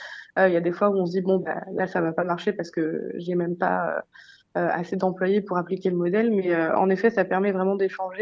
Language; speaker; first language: French; native; French